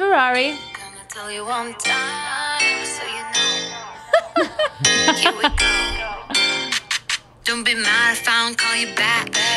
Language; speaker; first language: English; non-native, fluent; Russian